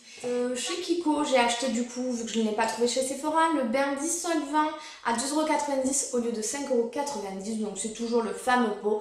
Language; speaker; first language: French; native; French